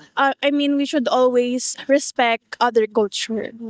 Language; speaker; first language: English; non-native, local second language; Bikol